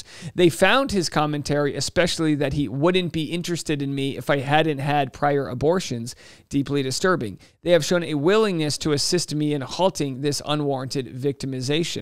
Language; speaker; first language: English; native; English